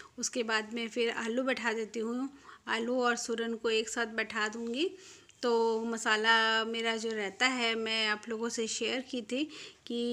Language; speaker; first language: Hindi; non-native, local second language; Bangla